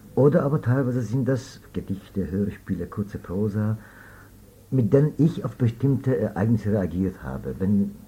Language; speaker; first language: German; non-native, fluent; Persian